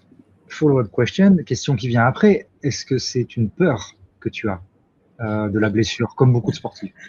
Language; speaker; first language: French; native; French